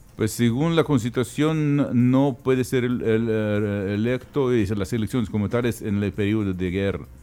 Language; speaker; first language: Spanish; non-native, fluent; Ukrainian